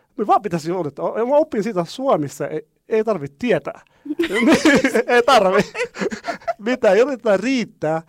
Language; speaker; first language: Finnish; non-native, learner; Arabic